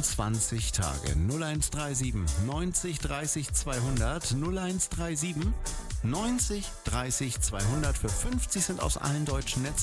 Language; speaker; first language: German; native; German